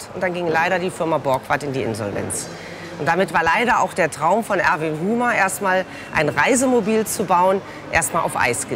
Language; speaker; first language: German; native; German